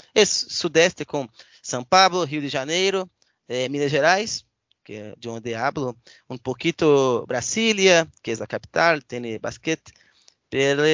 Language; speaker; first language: Spanish; non-native, learner; Portuguese